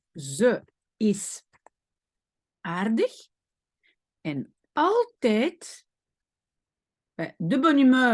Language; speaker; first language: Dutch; non-native, fluent; French